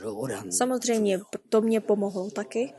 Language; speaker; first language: Czech; non-native, fluent; Korean